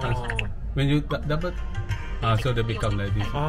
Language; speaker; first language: English; non-native, local second language; Malay